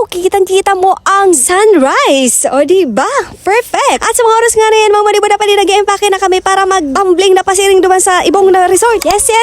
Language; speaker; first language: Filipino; non-native, local second language; Bikol